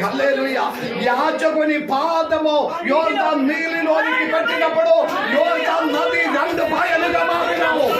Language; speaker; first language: Telugu; non-native, local second language; Malayalam